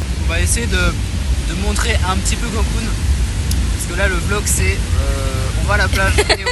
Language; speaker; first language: French; native; French